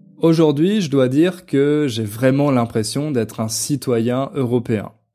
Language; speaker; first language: French; native; French